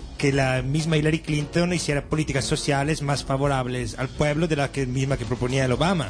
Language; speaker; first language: Spanish; non-native, fluent; Italian